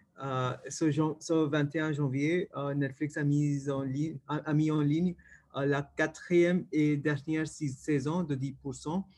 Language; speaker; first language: French; non-native, fluent; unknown